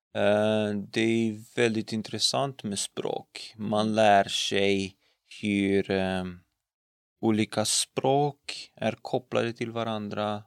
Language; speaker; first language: Swedish; non-native, fluent; Romanian